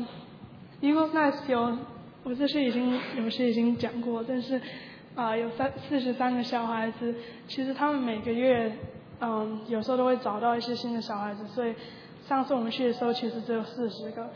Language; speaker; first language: Chinese; early bilingual, heritage; Chinese